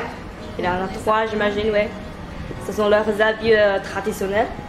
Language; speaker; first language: French; non-native, learner; Chinese